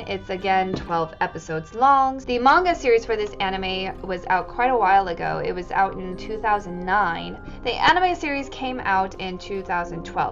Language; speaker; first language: English; native; English